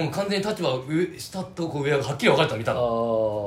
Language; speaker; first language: Japanese; native; Japanese